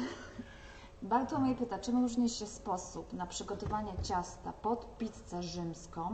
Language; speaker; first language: Polish; native; Polish